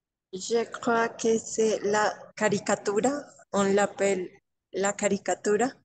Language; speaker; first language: French; non-native, learner; Spanish